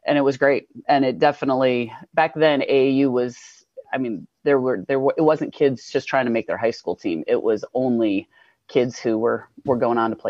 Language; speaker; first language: English; native; English